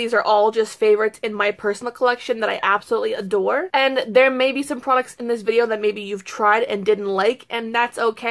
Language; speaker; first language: English; native; English